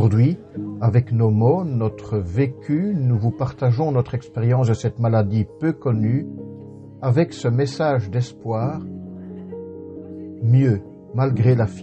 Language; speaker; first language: French; native; French